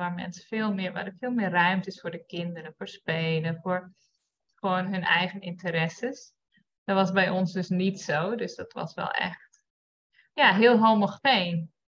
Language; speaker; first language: Dutch; native; Dutch